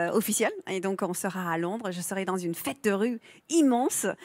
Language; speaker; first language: French; non-native, fluent; English